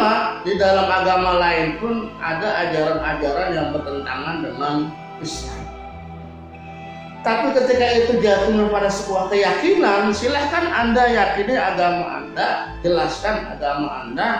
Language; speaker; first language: Indonesian; native; Indonesian